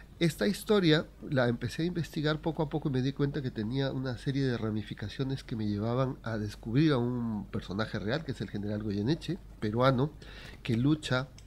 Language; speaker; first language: Spanish; native; Spanish